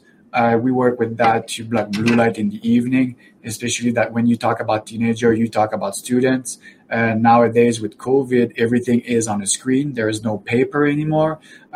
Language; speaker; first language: English; native; English